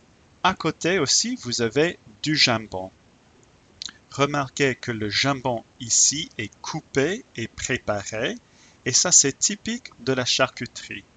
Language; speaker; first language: French; non-native, fluent; English